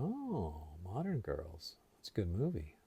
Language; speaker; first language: English; native; English